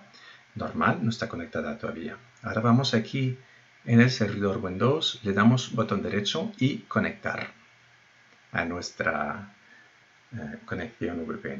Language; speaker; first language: Spanish; non-native, fluent; French